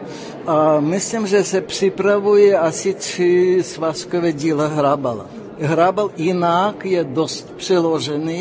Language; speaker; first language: Czech; non-native, fluent; Russian